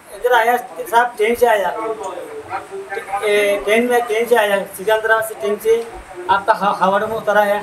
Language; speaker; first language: Hindi; non-native, learner; Rohingya